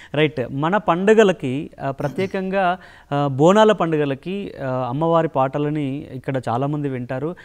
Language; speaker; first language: Telugu; native; Telugu